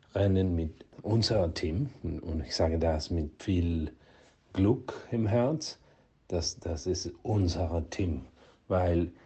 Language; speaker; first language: German; non-native, learner; Spanish